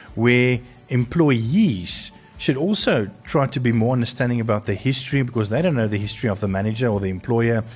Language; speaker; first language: English; non-native, local second language; Afrikaans